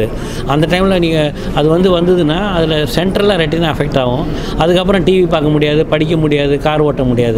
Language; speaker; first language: Tamil; native; Tamil